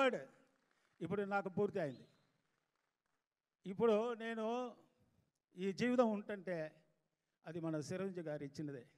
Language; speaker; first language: Telugu; non-native, fluent; Tamil